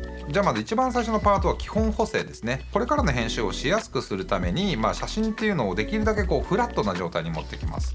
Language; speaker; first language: Japanese; native; Japanese